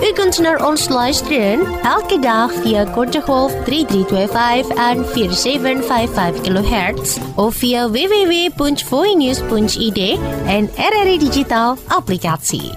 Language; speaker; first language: Dutch; non-native, fluent; Indonesian